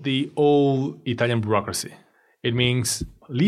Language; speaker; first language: English; non-native, fluent; Italian